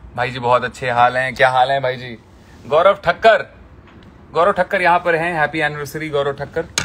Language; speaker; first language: Hindi; non-native, local second language; Marathi